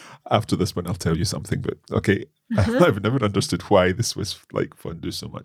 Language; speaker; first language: English; native; English